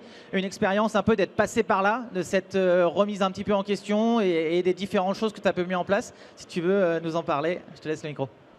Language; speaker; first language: French; native; French